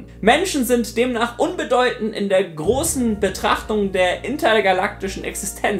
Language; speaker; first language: German; native; German